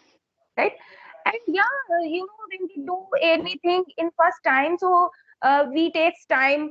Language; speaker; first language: English; non-native, local second language; Hindi